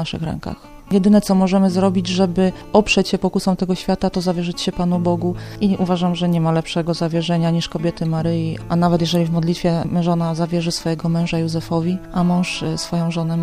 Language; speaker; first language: Polish; native; Polish